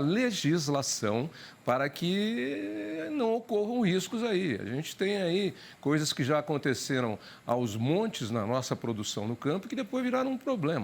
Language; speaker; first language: Portuguese; native; Portuguese